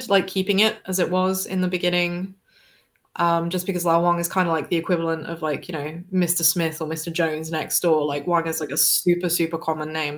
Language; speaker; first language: English; native; English